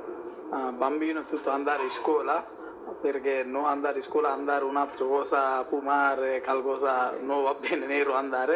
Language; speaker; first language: Italian; non-native, learner; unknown